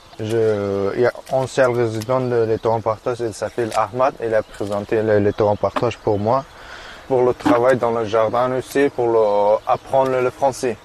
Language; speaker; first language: French; non-native, learner; Persian